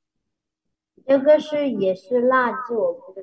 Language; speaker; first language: Chinese; non-native, learner; Vietnamese